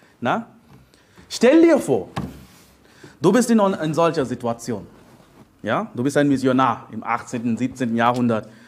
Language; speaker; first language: German; non-native, fluent; Telugu